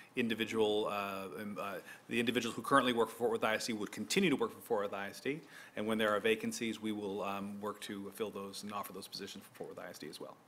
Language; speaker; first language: English; native; English